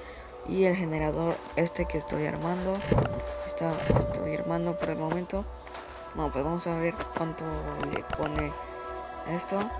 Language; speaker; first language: Spanish; native; Spanish